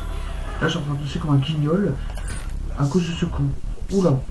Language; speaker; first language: French; native; French